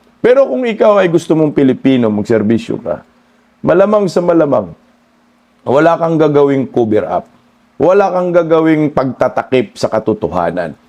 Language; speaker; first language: Filipino; non-native, local second language; Cebuano